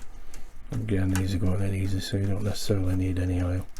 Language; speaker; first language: English; native; English